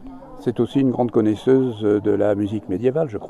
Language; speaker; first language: French; native; French